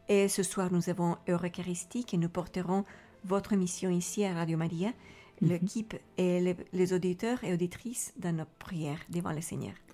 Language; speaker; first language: French; non-native, fluent; Spanish